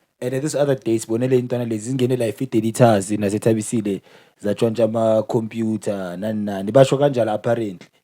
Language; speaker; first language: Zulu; native; Zulu